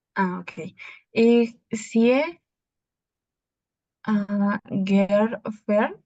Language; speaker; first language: German; non-native, learner; Spanish